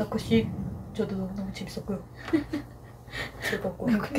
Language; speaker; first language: Korean; non-native, fluent; Japanese